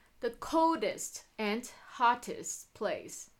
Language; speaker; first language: English; non-native, fluent; Chinese